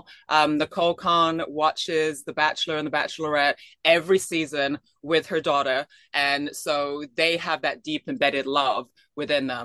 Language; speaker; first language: English; native; English